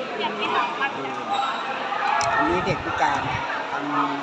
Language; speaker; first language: Thai; native; Thai